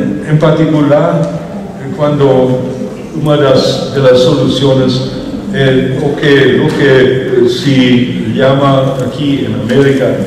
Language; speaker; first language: Portuguese; non-native, fluent; German